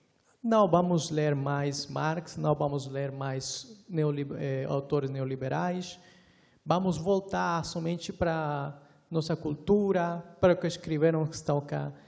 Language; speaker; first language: Portuguese; non-native, fluent; Spanish